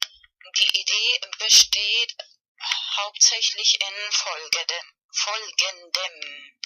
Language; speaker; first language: German; non-native, learner; Spanish